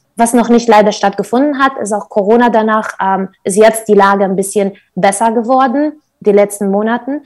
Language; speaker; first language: German; non-native, fluent; Kurdish